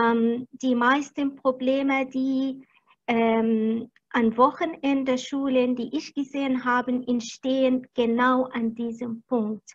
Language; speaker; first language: German; non-native, fluent; Arabic